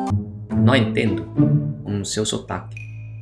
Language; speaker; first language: Portuguese; non-native, learner; Indonesian